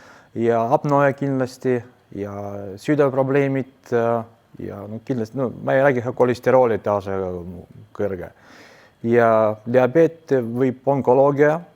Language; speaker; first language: Estonian; non-native, local second language; Russian